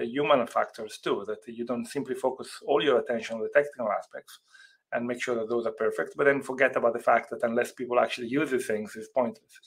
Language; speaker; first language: English; non-native, fluent; Italian